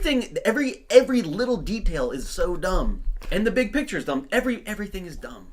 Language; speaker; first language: English; native; English